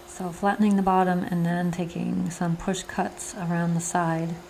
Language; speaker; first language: English; native; English